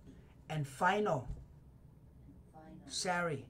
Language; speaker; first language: English; non-native, fluent; Thai